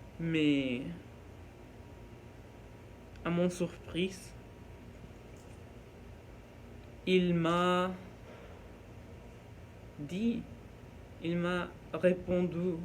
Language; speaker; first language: French; non-native, learner; Norwegian